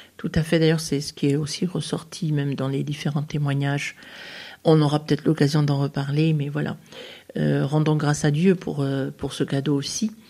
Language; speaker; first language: French; native; French